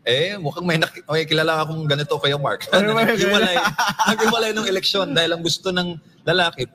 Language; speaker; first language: Filipino; native; Filipino